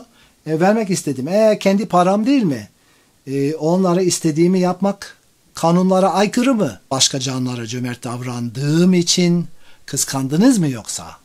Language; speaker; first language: Turkish; non-native, fluent; English